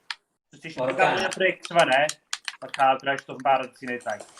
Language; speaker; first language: Welsh; native; Welsh